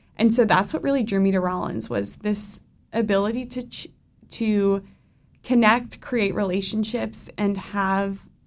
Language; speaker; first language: English; native; English